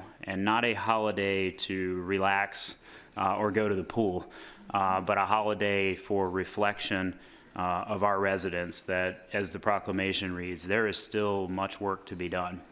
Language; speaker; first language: English; native; English